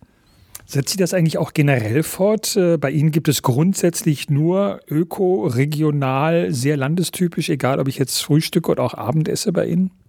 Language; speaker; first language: German; native; German